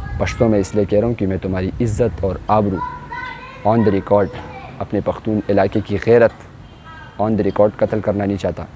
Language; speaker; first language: Urdu; non-native, local second language; Pashto